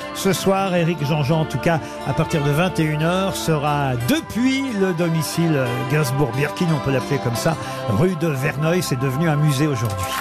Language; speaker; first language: French; native; French